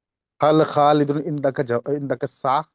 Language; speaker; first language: Arabic; non-native, fluent; Urdu